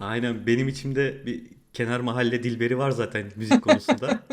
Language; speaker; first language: Turkish; native; Turkish